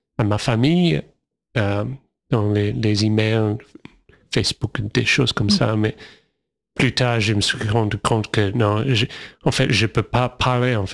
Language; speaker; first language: French; non-native, fluent; English